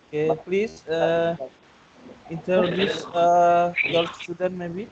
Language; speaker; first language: English; non-native, learner; Indonesian